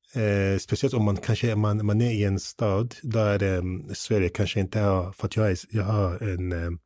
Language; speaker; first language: Swedish; non-native, fluent; English